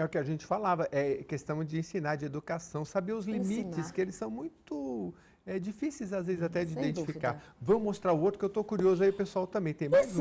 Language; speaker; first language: Portuguese; native; Portuguese